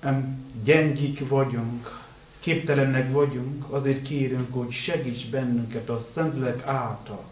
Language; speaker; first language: Hungarian; non-native, learner; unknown